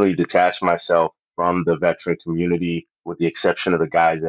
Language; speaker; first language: English; non-native, fluent; Spanish